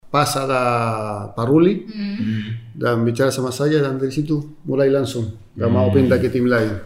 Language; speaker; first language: Indonesian; non-native, fluent; Spanish